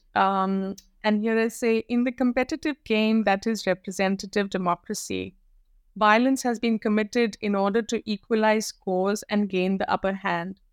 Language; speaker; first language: English; non-native, local second language; Hindi